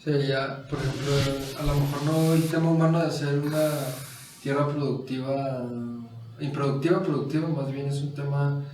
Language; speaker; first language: Spanish; native; Spanish